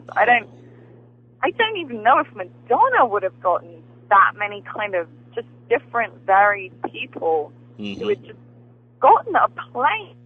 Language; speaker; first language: English; native; English